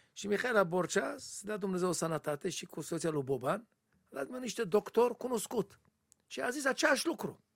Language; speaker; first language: Romanian; non-native, learner; Hebrew